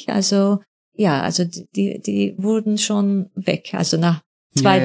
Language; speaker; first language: German; non-native, fluent; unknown